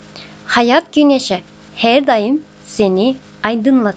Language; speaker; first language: Turkish; non-native, fluent; Kazakh